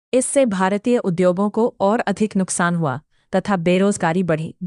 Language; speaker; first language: Hindi; native; Hindi